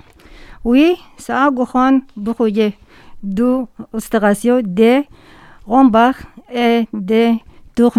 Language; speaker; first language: French; non-native, learner; Arabic